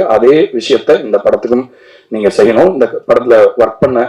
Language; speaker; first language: Tamil; native; Tamil